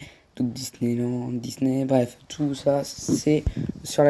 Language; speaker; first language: French; native; French